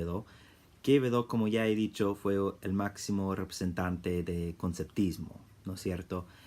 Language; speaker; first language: Spanish; non-native, fluent; English